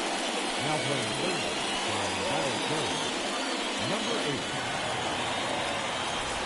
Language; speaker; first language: English; native; English